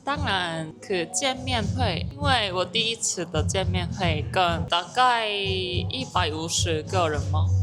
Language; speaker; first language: Chinese; non-native, learner; Korean